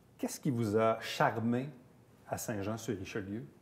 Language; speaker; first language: French; native; French